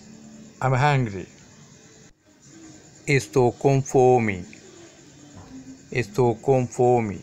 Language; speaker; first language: Portuguese; non-native, learner; Tamil